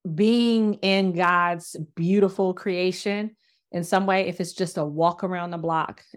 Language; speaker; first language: English; native; English